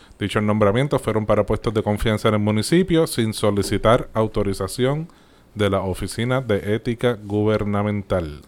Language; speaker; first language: Spanish; native; Spanish